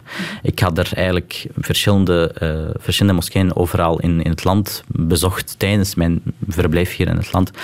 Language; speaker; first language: Dutch; non-native, local second language; Arabic